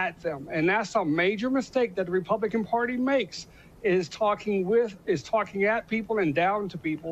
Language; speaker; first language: English; native; English